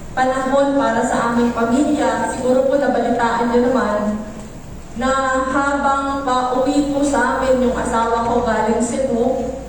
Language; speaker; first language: Filipino; non-native, local second language; Bikol